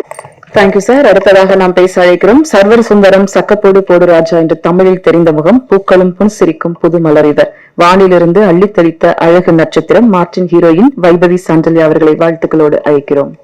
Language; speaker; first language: Tamil; native; Tamil